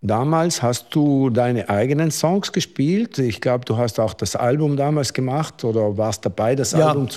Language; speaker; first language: German; native; German